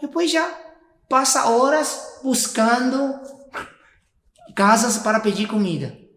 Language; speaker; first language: Portuguese; non-native, fluent; Spanish